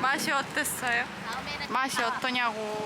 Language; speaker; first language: Korean; non-native, learner; Ukrainian